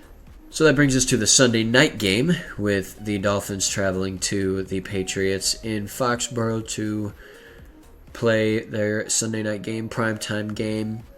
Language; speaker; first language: English; native; English